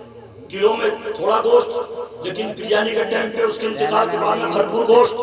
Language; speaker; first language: Urdu; native; Urdu